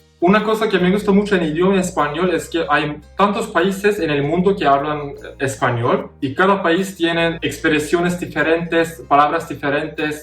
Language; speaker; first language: Spanish; non-native, fluent; Turkish